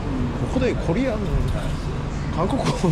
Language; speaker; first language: Korean; native; Korean